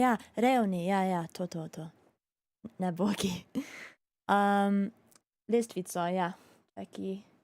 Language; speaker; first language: Slovenian; early bilingual, heritage; Slovenian